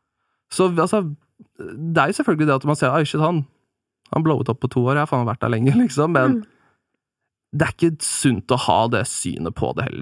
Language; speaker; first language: Norwegian; native; Norwegian